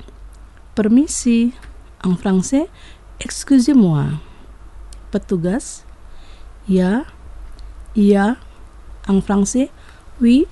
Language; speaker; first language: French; non-native, fluent; Indonesian